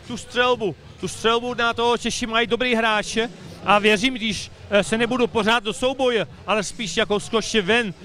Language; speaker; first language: Czech; early bilingual, heritage; Czech